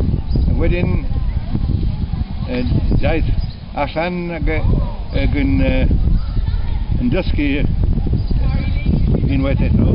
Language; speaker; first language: Welsh; non-native, learner; Irish